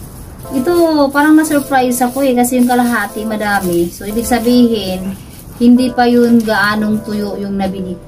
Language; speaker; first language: Filipino; non-native, local second language; Cebuano